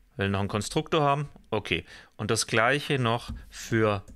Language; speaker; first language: German; native; German